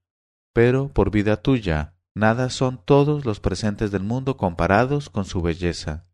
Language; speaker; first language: Spanish; native; Spanish